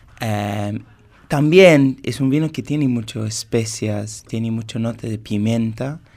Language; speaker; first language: Spanish; non-native, fluent; English